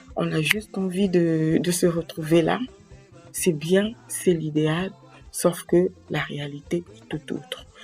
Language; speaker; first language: French; non-native, local second language; Kongo